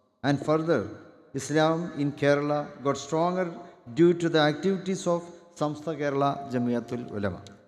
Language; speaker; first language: English; non-native, local second language; Malayalam